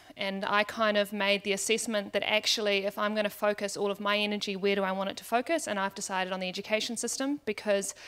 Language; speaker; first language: English; native; English